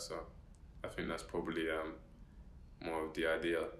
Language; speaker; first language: English; native; English